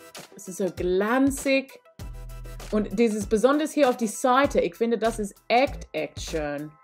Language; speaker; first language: German; non-native, learner; English